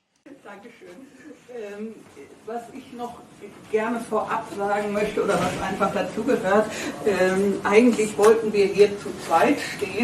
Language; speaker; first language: German; native; German